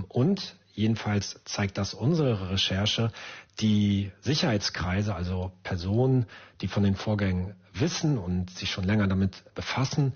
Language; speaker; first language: German; native; German